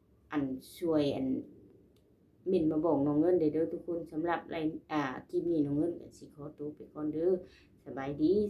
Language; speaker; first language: Thai; non-native, local second language; Lao